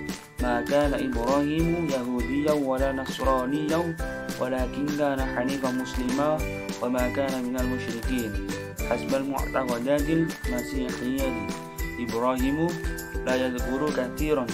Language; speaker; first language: Arabic; non-native, learner; Indonesian